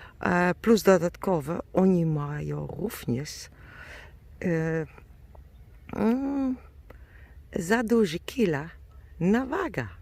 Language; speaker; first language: Polish; non-native, learner; German